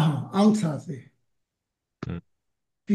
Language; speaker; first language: German; non-native, learner; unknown